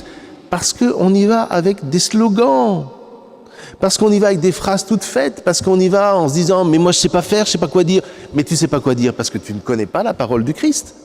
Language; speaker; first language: French; native; French